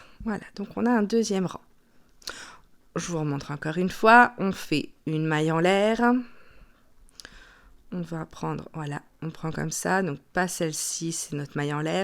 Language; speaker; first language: French; native; French